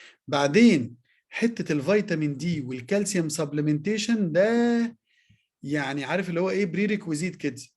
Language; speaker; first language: Arabic; native; Arabic